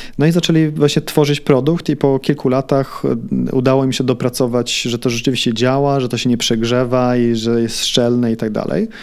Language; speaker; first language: Polish; early bilingual, heritage; Polish